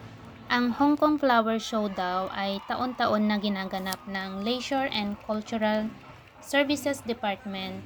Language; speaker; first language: Filipino; native; Filipino